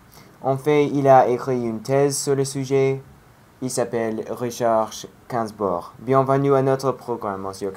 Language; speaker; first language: French; non-native, learner; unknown